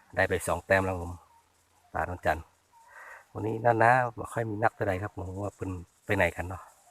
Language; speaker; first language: Thai; native; Thai